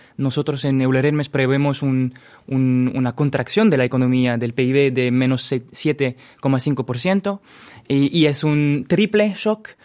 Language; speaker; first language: Spanish; non-native, fluent; French